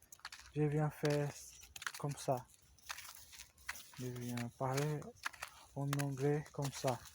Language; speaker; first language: French; non-native, learner; Portuguese